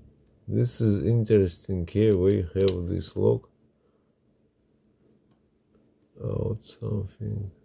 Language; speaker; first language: English; non-native, learner; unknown